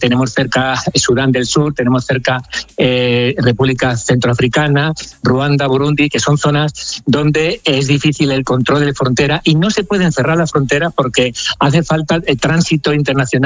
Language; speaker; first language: Spanish; native; Spanish